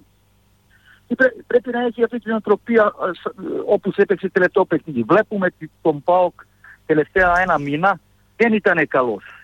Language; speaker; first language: Greek; non-native, fluent; Serbian